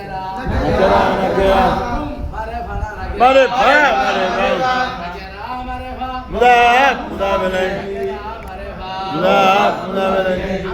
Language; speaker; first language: Arabic; non-native, learner; Bangla